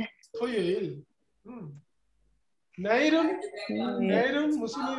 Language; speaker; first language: Korean; non-native, fluent; Bangla